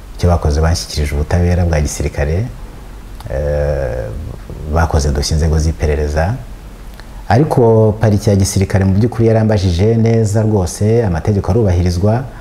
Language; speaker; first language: Kinyarwanda; early bilingual, heritage; Kinyarwanda